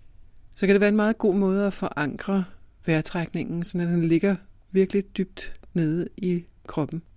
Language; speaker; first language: Danish; native; Danish